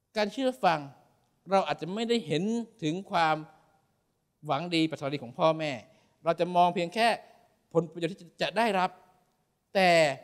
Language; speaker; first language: Thai; native; Thai